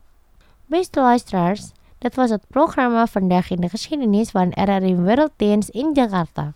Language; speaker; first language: Dutch; non-native, fluent; Indonesian